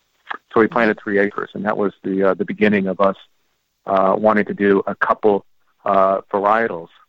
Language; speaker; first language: English; native; English